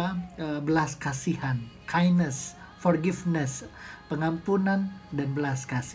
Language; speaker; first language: Indonesian; native; Indonesian